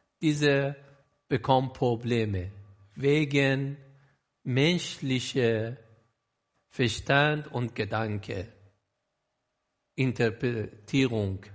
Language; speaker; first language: German; non-native, learner; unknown